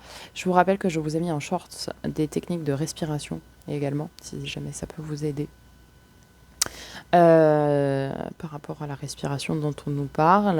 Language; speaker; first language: French; native; French